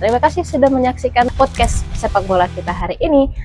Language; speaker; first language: Indonesian; native; Indonesian